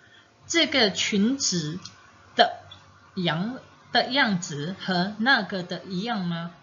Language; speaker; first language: Chinese; non-native, fluent; Indonesian